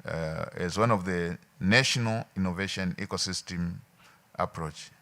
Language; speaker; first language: English; non-native, local second language; Swahili